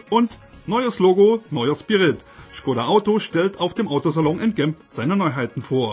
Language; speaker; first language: German; native; German